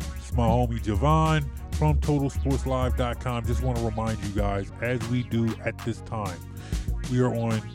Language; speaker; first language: English; native; English